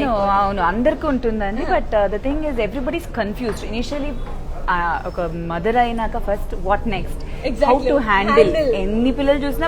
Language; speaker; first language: Telugu; non-native, local second language; Tamil